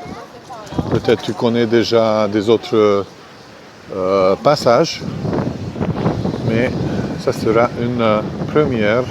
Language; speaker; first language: French; non-native, fluent; Hungarian